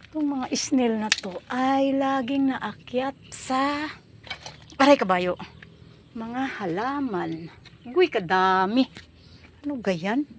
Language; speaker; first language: Filipino; native; Filipino